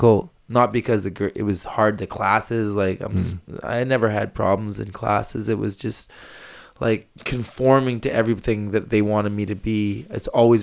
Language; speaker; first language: English; native; English